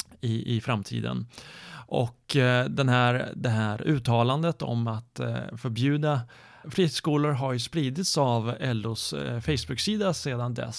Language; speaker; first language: Swedish; native; Swedish